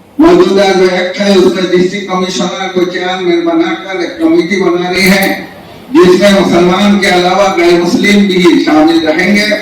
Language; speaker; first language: Urdu; non-native, local second language; Bangla